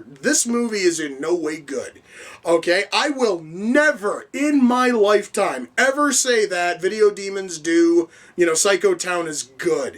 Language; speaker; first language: English; native; English